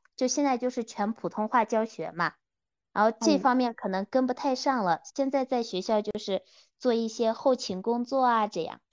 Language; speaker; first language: Chinese; non-native, local second language; Kyrgyz